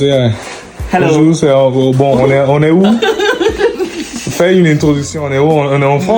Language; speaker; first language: French; non-native, learner; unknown